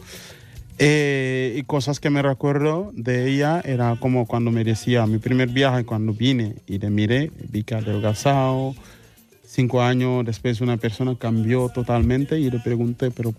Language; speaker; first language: Spanish; non-native, fluent; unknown